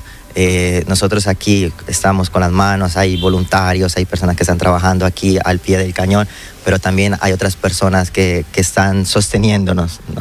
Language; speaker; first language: Spanish; native; Spanish